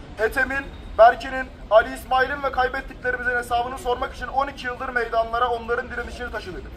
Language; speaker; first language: Turkish; native; Turkish